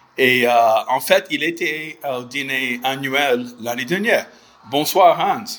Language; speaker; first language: French; non-native, fluent; English